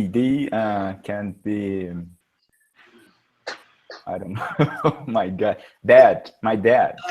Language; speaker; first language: English; non-native, learner; Portuguese